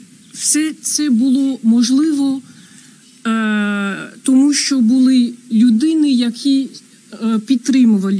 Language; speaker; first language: Ukrainian; non-native, fluent; French